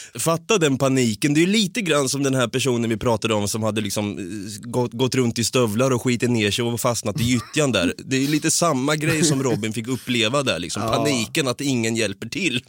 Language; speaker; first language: Swedish; native; Swedish